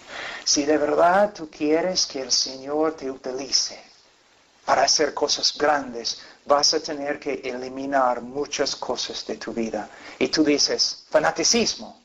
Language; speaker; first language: Spanish; non-native, fluent; English